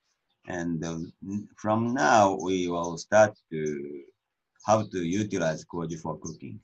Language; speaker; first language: English; non-native, learner; Japanese